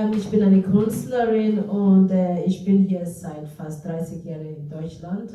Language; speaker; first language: German; non-native, fluent; Igbo